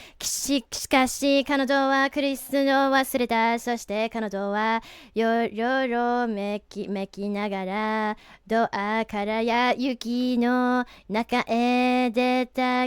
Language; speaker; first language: Japanese; non-native, learner; English